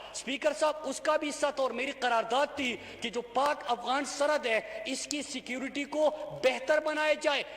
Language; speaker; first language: Urdu; non-native, local second language; Pashto